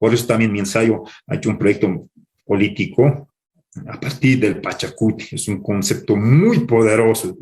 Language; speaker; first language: Spanish; non-native, local second language; Aymara